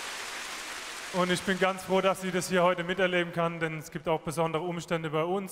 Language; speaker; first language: German; native; German